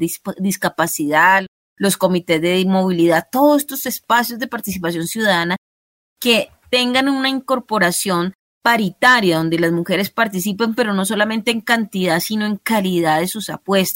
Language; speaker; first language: Spanish; native; Spanish